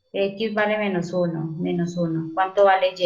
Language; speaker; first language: Spanish; native; Spanish